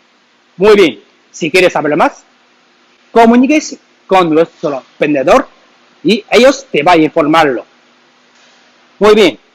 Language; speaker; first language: Spanish; non-native, learner; Chinese